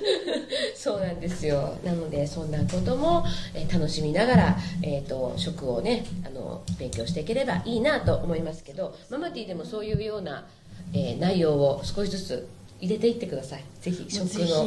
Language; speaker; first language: Japanese; native; Japanese